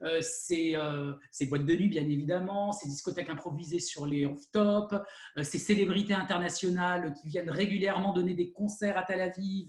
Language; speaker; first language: French; native; French